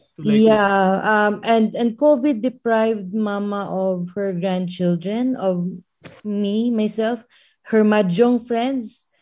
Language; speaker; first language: Filipino; non-native, local second language; Hiligaynon